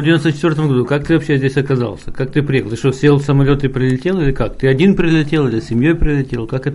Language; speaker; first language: Russian; native; Russian